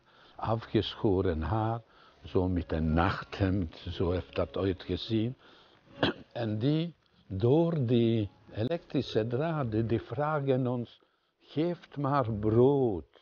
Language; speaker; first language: Dutch; non-native, fluent; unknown